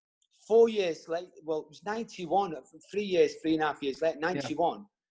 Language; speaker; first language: English; native; English